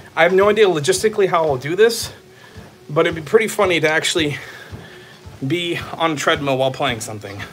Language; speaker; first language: English; native; English